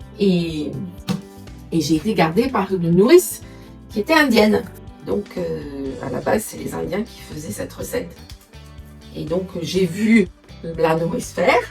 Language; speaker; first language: French; non-native, local second language; Morisyen